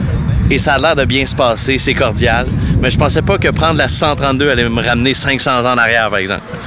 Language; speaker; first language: French; native; French